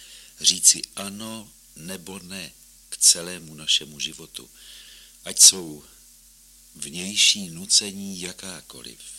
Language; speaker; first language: Czech; native; Czech